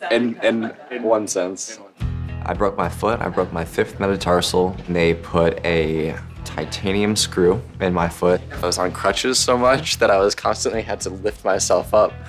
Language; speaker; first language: English; native; English